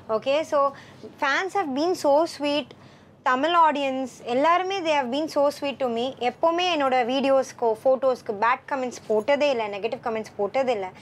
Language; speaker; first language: Tamil; non-native, local second language; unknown